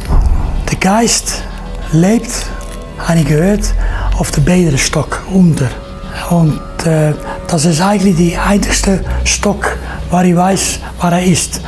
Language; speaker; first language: German; non-native, learner; Dutch